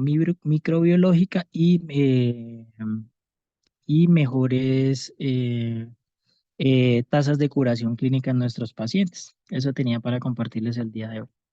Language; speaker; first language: Spanish; native; Spanish